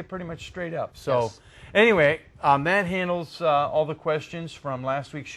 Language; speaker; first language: English; native; English